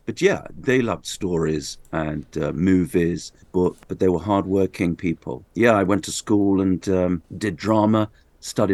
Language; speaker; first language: English; native; English